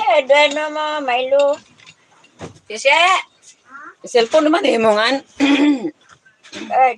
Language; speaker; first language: English; non-native, local second language; Hiligaynon